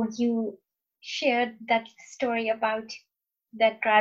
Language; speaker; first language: English; non-native, local second language; Urdu